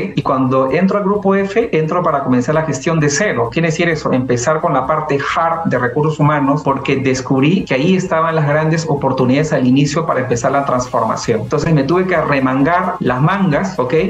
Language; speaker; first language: Spanish; native; Spanish